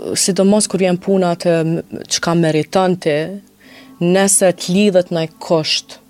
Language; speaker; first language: Albanian; early bilingual, heritage; Albanian